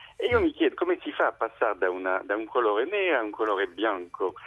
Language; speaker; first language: Italian; non-native, fluent; French